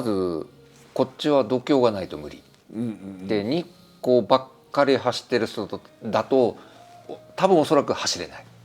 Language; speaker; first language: Japanese; native; Japanese